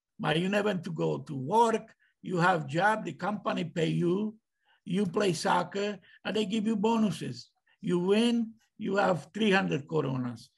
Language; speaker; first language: English; non-native, learner; Czech